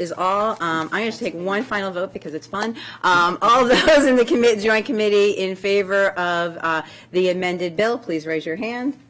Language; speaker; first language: English; native; English